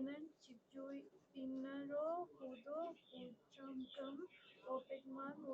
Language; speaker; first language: Korean; non-native, learner; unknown